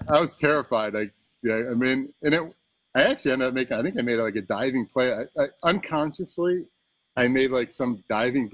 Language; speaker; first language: English; native; English